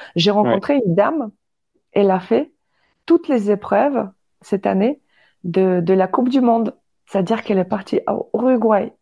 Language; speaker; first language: French; non-native, fluent; Polish